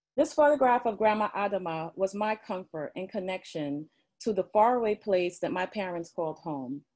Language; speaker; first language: English; native; English